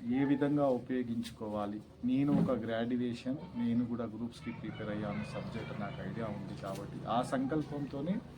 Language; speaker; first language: Telugu; non-native, local second language; Lambadi